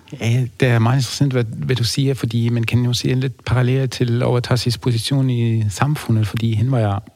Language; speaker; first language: Danish; non-native, fluent; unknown